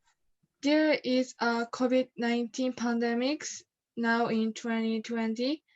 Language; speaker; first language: English; non-native, learner; Japanese